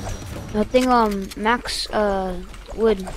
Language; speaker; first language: Spanish; non-native, learner; English